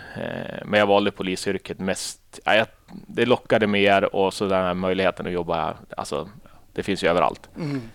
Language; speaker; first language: Swedish; native; Swedish